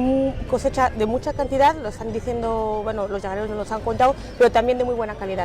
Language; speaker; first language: Spanish; native; Spanish